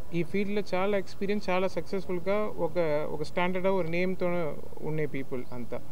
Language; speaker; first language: Telugu; non-native, learner; Tamil